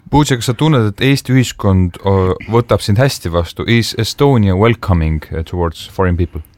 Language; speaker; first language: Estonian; native; Estonian